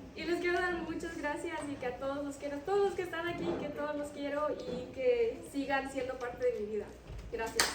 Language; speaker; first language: Spanish; early bilingual, heritage; Spanish